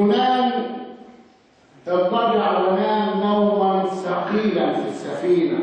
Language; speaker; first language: Arabic; native; Arabic